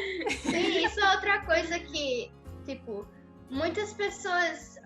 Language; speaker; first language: Portuguese; early bilingual, other home language; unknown